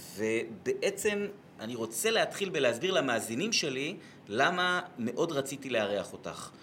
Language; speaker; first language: Hebrew; native; Hebrew